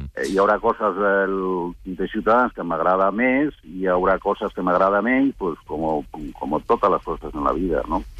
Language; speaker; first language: Catalan; non-native, local second language; Spanish